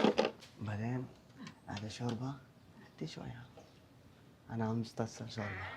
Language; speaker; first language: Arabic; non-native, learner; Telugu